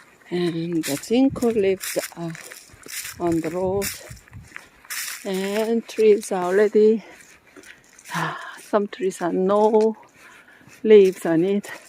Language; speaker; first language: English; non-native, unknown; Korean